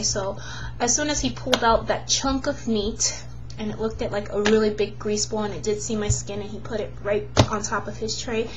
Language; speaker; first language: English; native; English